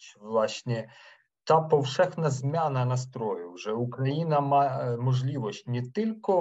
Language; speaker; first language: Polish; non-native, fluent; Ukrainian